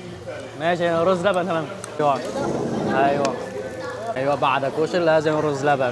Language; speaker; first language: Arabic; non-native, learner; Chinese